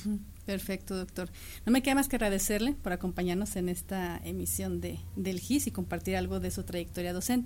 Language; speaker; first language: Spanish; native; Spanish